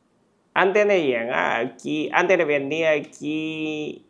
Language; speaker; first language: Spanish; non-native, learner; Chinese